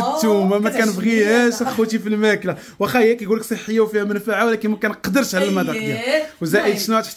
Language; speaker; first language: Arabic; native; Arabic